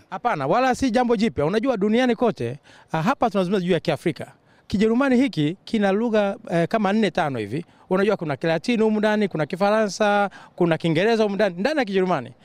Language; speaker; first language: Swahili; native; Swahili